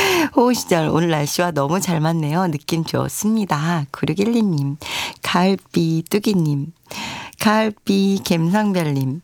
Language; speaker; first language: Korean; native; Korean